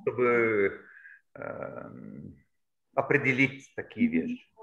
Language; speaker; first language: Russian; non-native, learner; Bulgarian